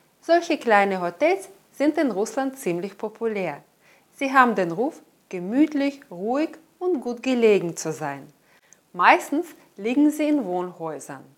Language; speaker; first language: German; non-native, fluent; Russian